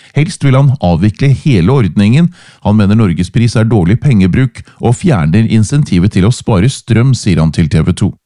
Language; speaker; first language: Norwegian; native; Norwegian